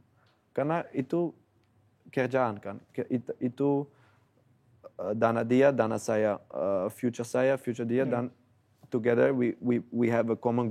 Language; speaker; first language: Indonesian; non-native, fluent; Dutch